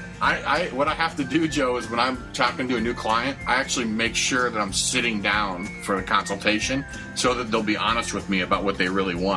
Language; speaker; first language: English; native; English